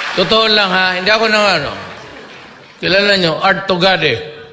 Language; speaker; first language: Filipino; non-native, local second language; Cebuano